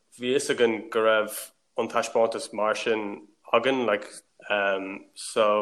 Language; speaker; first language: Irish; non-native, local second language; English